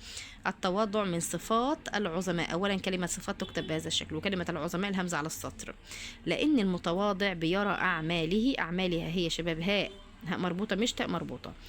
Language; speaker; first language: Arabic; native; Arabic